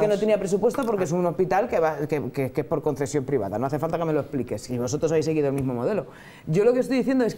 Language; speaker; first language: Spanish; native; Spanish